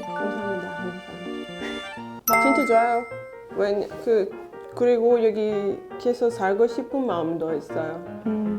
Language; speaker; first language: Korean; non-native, learner; Portuguese